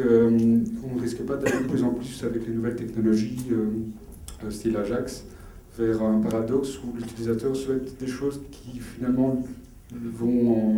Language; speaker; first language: French; native; French